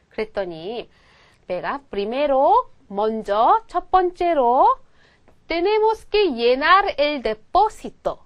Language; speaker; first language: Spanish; non-native, fluent; Korean